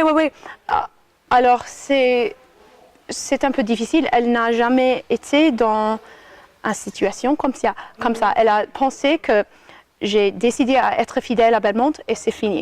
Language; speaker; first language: French; non-native, fluent; English